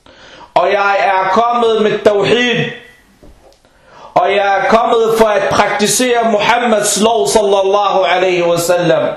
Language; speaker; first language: Danish; non-native, fluent; Arabic